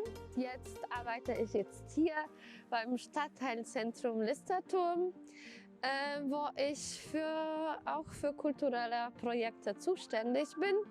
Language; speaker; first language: German; non-native, fluent; Polish